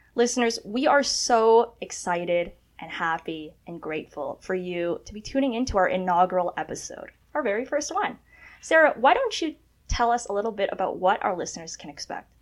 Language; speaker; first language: English; early bilingual, other home language; Chinese